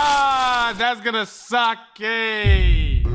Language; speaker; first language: English; native; English